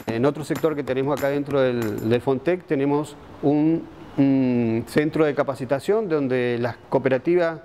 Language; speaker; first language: Spanish; native; Spanish